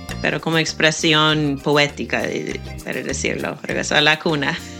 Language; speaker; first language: Spanish; non-native, fluent; English